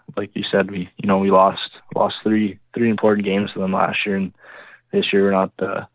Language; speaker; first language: English; native; English